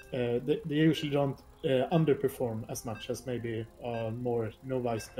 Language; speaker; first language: English; non-native, fluent; Swedish